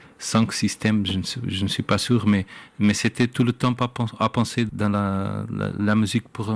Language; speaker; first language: French; non-native, fluent; Portuguese